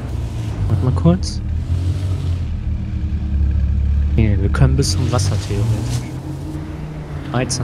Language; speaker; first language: German; native; German